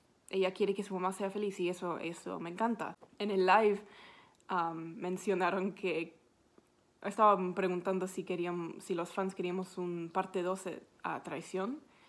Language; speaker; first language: Spanish; non-native, fluent; English